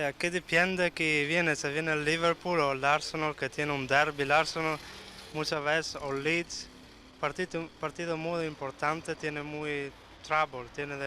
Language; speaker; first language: Spanish; non-native, learner; Italian